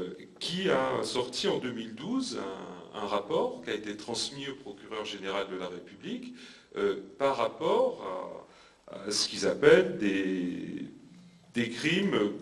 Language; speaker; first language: French; native; French